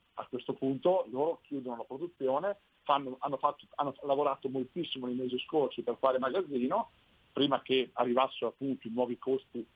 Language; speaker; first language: Italian; native; Italian